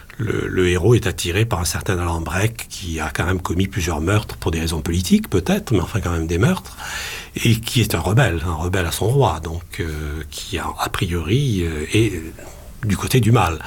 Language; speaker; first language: French; native; French